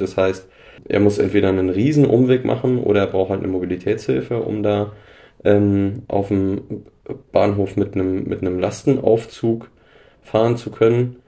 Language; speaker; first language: German; native; German